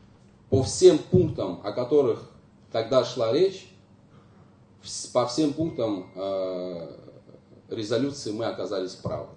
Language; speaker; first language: Russian; native; Russian